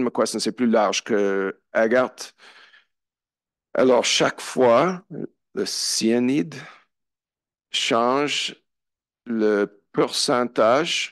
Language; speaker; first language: French; non-native, learner; English